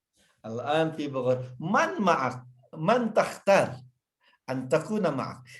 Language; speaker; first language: Arabic; non-native, fluent; Indonesian